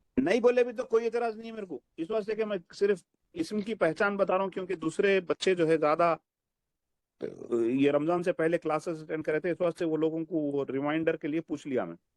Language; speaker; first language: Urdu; native; Urdu